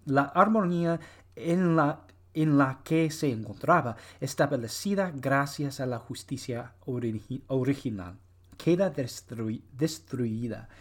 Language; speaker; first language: Spanish; non-native, learner; English